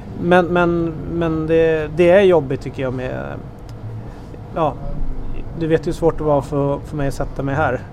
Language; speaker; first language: Swedish; native; Swedish